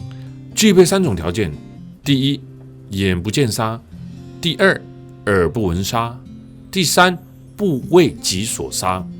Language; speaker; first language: Chinese; native; Chinese